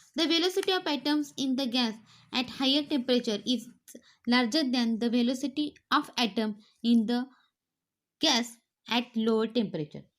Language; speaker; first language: English; non-native, local second language; Marathi